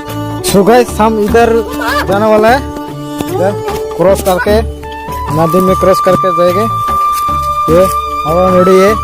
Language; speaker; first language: Hindi; non-native, local second language; Kok Borok